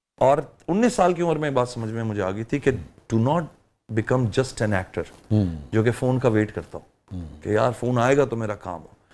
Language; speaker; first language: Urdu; early bilingual, heritage; Urdu